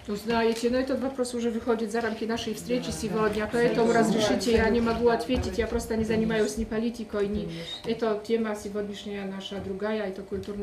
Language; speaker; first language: Russian; non-native, fluent; Polish